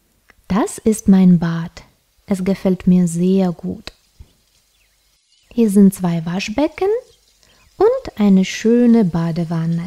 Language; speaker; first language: German; non-native, fluent; Russian